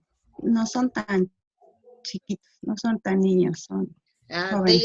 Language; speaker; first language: Spanish; native; Spanish